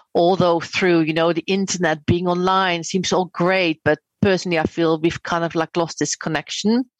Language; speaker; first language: English; non-native, fluent; Dutch